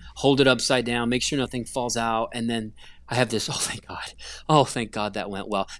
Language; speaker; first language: English; native; English